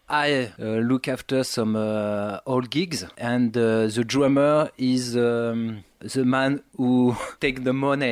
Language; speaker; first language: English; non-native, learner; French